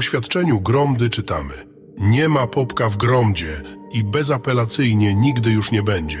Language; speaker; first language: Polish; native; Polish